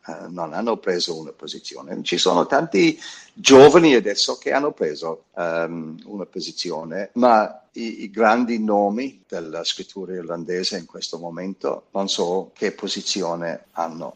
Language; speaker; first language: Italian; non-native, fluent; English